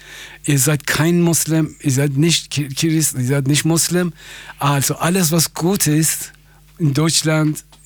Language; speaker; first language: German; non-native, fluent; Persian